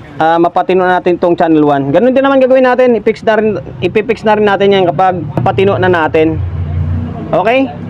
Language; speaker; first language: Filipino; native; Filipino